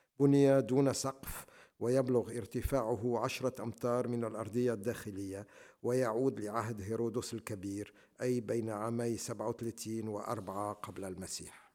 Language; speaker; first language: Arabic; native; Arabic